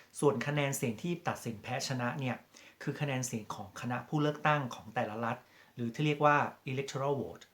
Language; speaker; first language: Thai; native; Thai